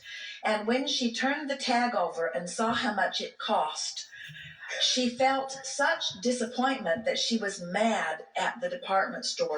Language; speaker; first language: English; native; English